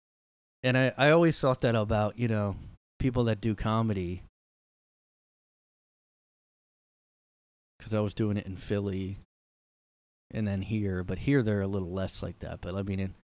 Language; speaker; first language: English; native; English